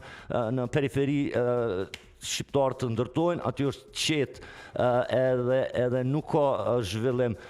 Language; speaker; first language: Albanian; native; Albanian